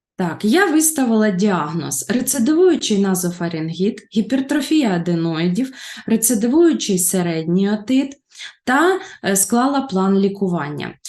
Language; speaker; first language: Ukrainian; native; Ukrainian